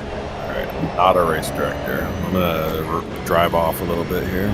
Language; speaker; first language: English; native; English